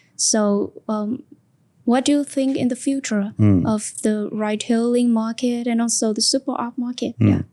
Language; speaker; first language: English; non-native, fluent; Vietnamese